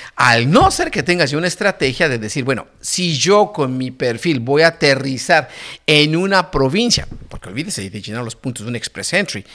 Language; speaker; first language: Spanish; native; Spanish